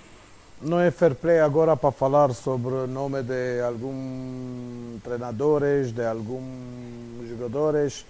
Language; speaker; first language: Portuguese; non-native, fluent; Romanian